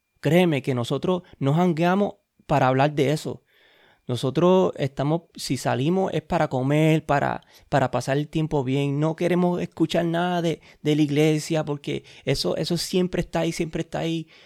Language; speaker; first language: Spanish; early bilingual, heritage; Spanish